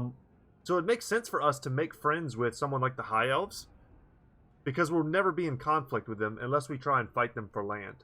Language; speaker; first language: English; native; English